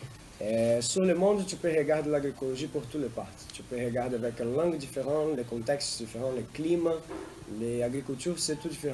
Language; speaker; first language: French; non-native, learner; Portuguese